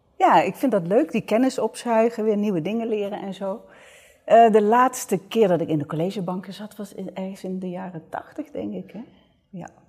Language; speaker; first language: Dutch; native; Dutch